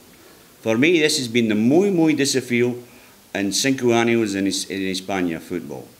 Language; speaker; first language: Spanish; non-native, learner; English